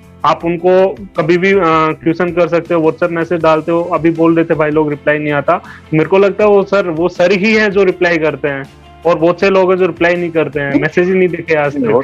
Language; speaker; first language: Hindi; native; Hindi